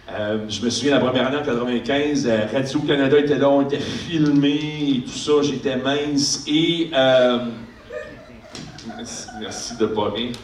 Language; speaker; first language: French; native; French